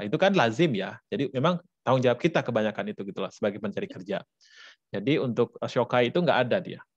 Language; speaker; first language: Indonesian; native; Indonesian